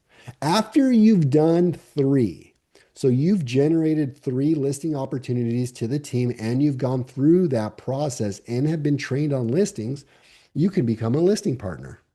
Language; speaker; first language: English; native; English